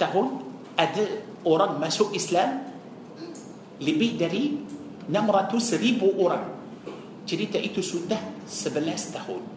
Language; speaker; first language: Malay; non-native, fluent; Arabic